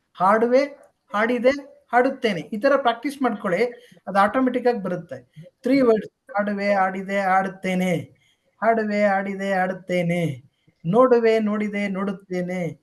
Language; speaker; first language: Kannada; native; Kannada